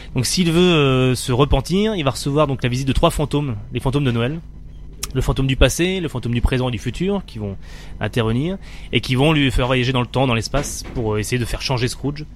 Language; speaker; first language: French; native; French